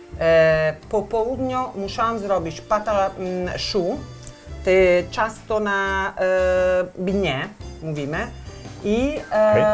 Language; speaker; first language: Polish; non-native, learner; Italian